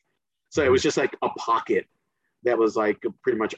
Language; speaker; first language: English; early bilingual, other home language; Spanish